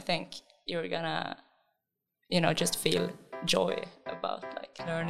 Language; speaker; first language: English; non-native, fluent; Swedish